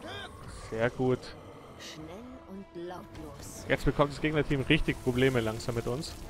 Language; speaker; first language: German; native; German